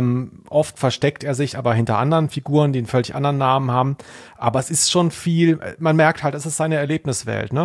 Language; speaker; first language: German; native; German